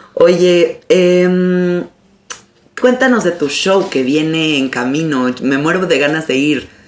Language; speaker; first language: Spanish; native; Spanish